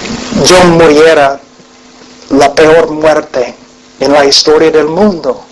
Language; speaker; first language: Spanish; non-native, fluent; English